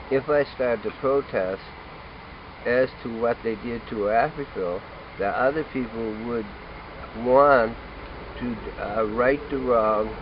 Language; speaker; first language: English; native; English